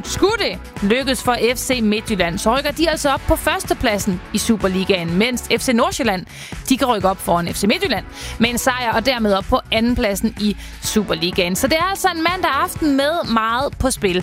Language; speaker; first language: Danish; native; Danish